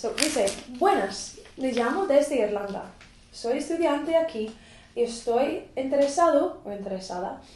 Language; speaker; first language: Spanish; non-native, fluent; English